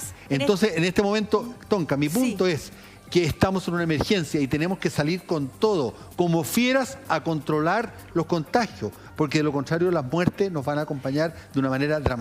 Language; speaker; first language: Spanish; native; Spanish